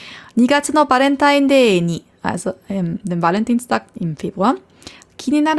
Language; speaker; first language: Japanese; non-native, fluent; German